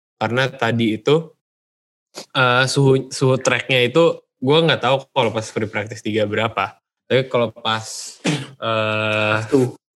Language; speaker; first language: Indonesian; native; Indonesian